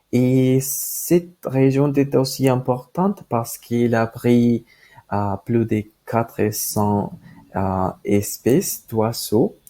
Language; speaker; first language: French; non-native, learner; Spanish